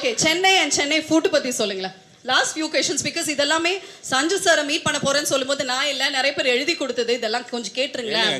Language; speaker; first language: Tamil; native; Tamil